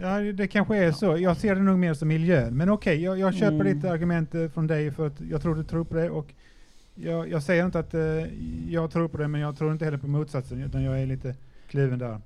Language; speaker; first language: Swedish; native; Swedish